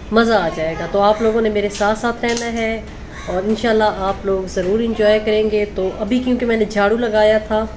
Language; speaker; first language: Urdu; non-native, local second language; Punjabi